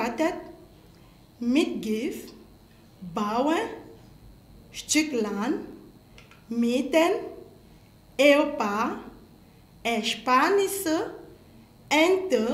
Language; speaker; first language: German; non-native, fluent; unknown